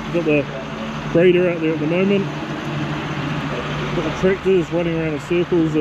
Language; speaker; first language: English; native; English